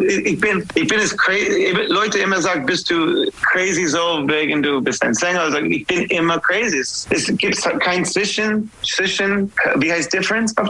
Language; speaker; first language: German; non-native, fluent; English